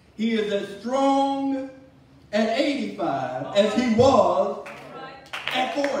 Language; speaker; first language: English; native; English